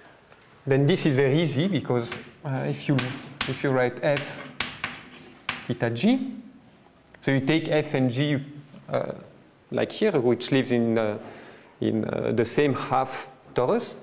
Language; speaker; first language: English; non-native, fluent; French